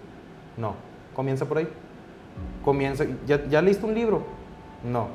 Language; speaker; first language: Spanish; native; Spanish